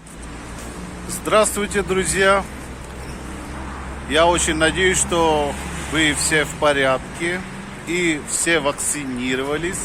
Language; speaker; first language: Russian; non-native, fluent; Hindi